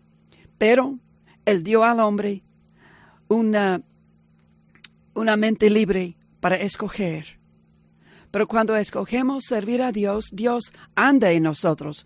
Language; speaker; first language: Spanish; early bilingual, heritage; Spanish